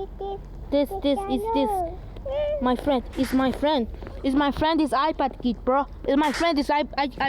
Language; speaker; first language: English; non-native, learner; Mongolian